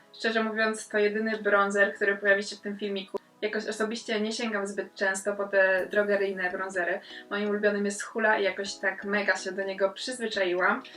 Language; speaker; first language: Polish; native; Polish